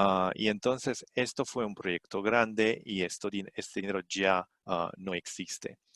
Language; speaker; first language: Spanish; non-native, fluent; Romanian